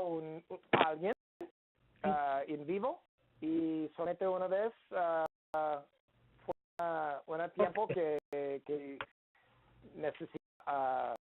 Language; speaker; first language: Spanish; non-native, learner; English